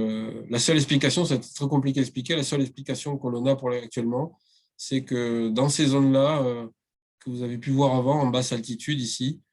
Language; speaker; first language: French; native; French